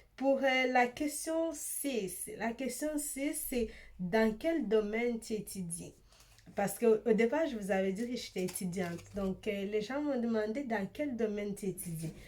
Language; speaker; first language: French; early bilingual, other home language; Swahili